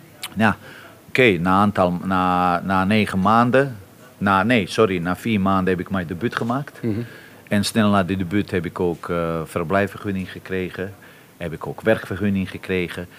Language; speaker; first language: Dutch; non-native, fluent; Bosnian